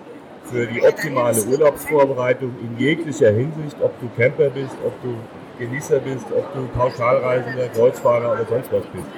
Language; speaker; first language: German; native; German